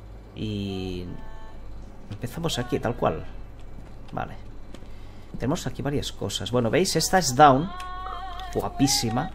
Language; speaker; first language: Spanish; native; Spanish